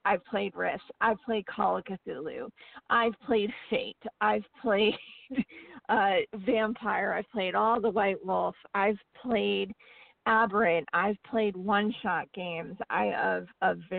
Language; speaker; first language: English; native; English